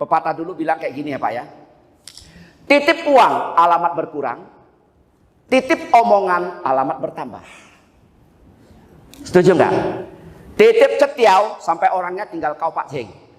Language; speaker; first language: Indonesian; native; Indonesian